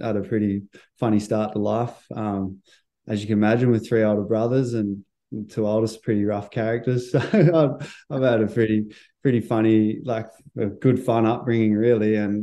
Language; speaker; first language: English; native; English